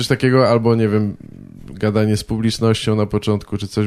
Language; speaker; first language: Polish; native; Polish